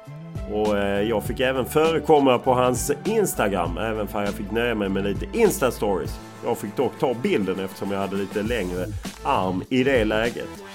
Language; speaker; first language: Swedish; native; Swedish